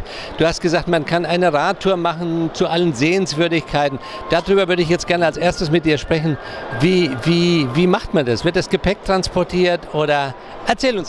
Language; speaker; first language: German; native; German